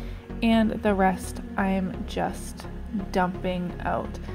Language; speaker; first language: English; native; English